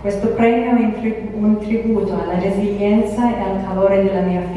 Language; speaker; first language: Italian; early bilingual, heritage; Italian